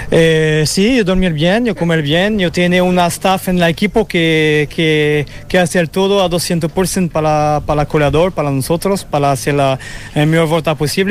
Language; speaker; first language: Portuguese; non-native, learner; Spanish